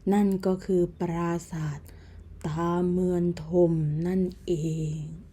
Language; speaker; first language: Thai; native; Thai